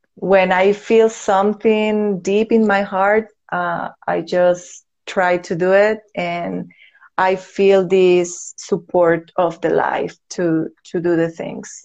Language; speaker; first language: English; non-native, learner; Spanish